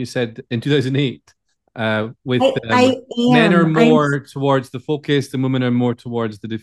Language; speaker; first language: English; native; English